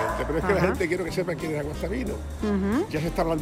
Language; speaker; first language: Spanish; native; Spanish